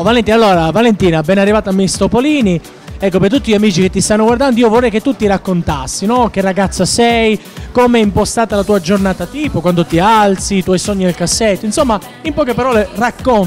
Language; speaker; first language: Italian; native; Italian